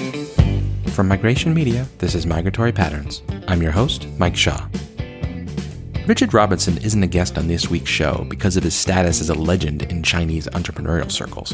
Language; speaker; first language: English; native; English